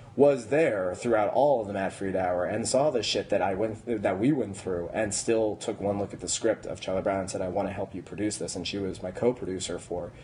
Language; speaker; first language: English; native; English